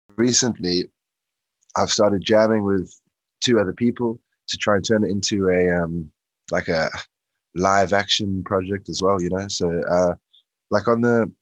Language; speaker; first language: English; native; English